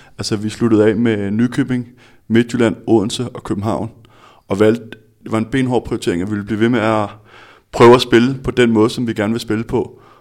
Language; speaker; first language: Danish; native; Danish